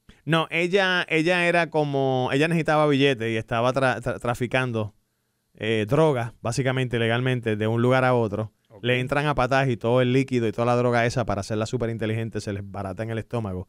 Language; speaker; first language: Spanish; early bilingual, heritage; Spanish